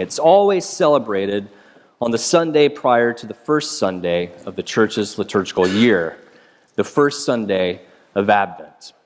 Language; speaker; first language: English; native; English